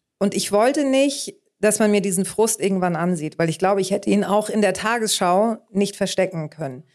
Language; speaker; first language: German; early bilingual, other home language; Greek